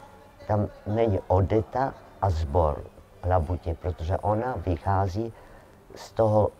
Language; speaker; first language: Czech; non-native, fluent; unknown